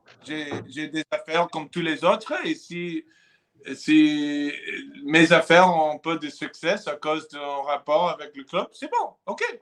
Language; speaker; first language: French; non-native, fluent; English